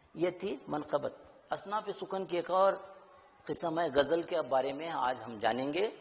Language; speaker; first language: Urdu; native; Urdu